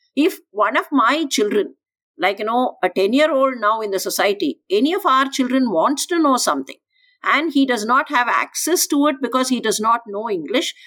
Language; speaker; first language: English; non-native, local second language; Tamil